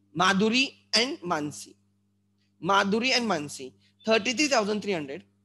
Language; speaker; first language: Hindi; non-native, local second language; Marathi